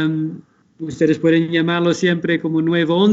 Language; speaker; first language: Spanish; non-native, fluent; Dutch